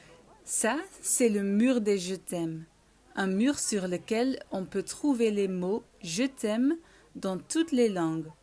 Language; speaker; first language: French; non-native, learner; Dutch